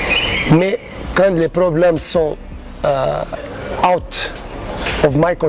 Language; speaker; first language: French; non-native, learner; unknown